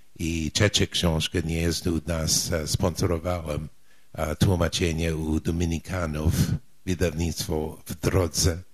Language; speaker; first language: Polish; non-native, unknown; English